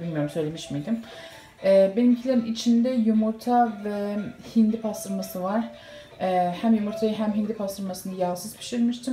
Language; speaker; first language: Turkish; native; Turkish